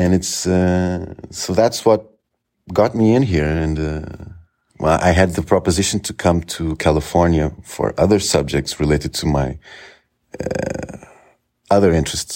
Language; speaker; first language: English; non-native, fluent; Portuguese